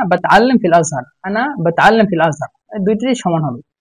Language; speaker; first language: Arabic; non-native, fluent; Bangla